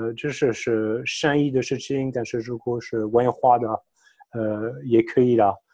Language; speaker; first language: Chinese; non-native, fluent; French